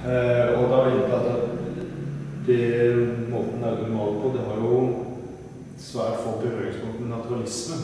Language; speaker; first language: Norwegian; native; Norwegian